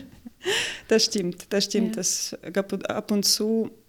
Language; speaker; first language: German; non-native, fluent; Ukrainian